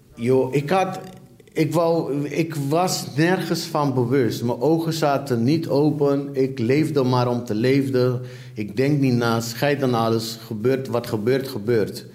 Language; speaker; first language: Dutch; early bilingual, other home language; Papiamento